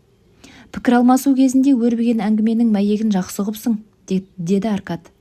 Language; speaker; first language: Kazakh; native; Kazakh